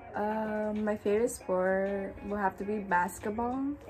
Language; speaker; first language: English; native; English